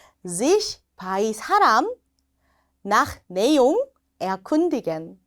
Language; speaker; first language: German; non-native, fluent; Korean